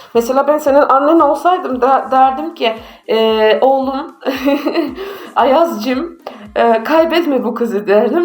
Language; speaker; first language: Turkish; non-native, fluent; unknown